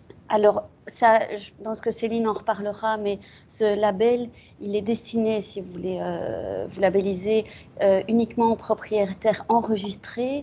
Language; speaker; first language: French; native; French